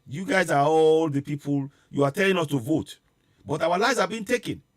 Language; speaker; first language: English; non-native, local second language; Yoruba